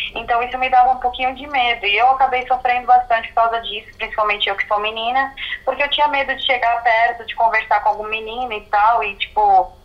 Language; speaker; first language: Portuguese; early bilingual, other home language; Arabic